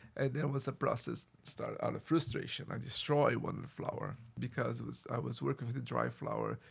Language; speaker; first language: English; non-native, fluent; Portuguese